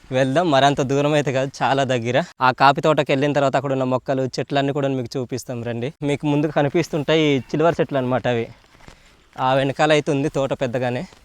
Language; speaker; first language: Telugu; non-native, local second language; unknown